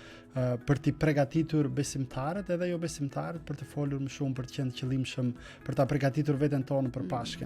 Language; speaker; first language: Albanian; native; Albanian